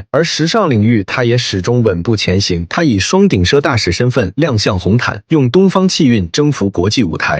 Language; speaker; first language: Chinese; native; Chinese